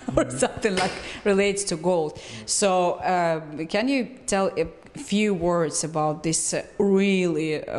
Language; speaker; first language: English; non-native, fluent; Russian